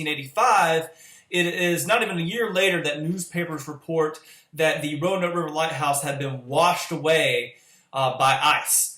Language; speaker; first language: English; native; English